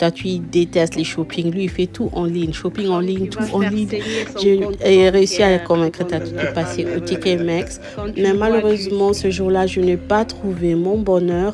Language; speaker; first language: French; non-native, local second language; Lingala